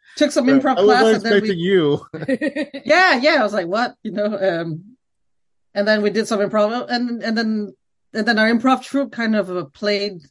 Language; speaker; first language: English; non-native, fluent; Khmer